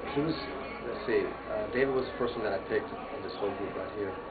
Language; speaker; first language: English; native; English